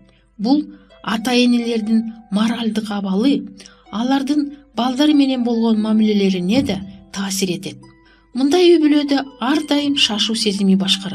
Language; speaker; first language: Kyrgyz; native; Kyrgyz